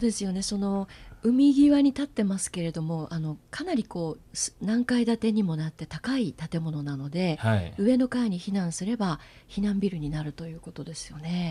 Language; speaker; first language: Japanese; native; Japanese